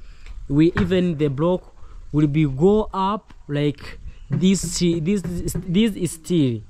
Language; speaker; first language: English; non-native, learner; Swahili